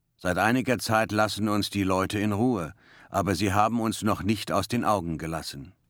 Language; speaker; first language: German; native; German